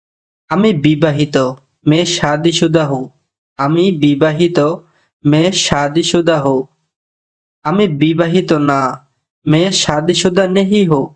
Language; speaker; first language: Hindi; non-native, fluent; Bangla